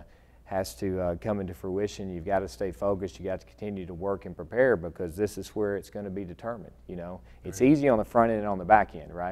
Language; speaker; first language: English; native; English